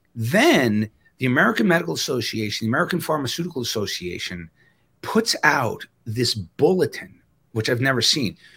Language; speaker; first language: English; native; English